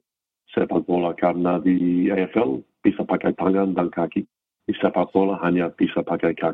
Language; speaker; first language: Indonesian; non-native, fluent; English